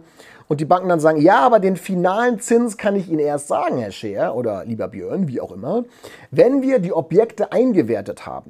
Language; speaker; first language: German; native; German